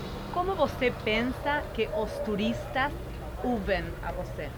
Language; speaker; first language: Portuguese; non-native, fluent; Spanish